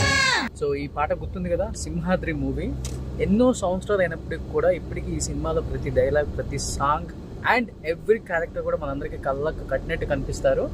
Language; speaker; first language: Telugu; native; Telugu